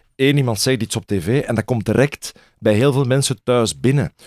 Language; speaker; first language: Dutch; native; Dutch